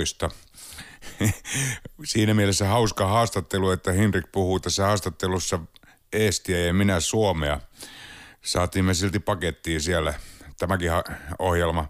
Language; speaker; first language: Finnish; native; Finnish